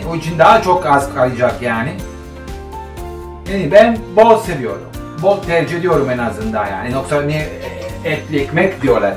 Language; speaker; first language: Turkish; non-native, fluent; Italian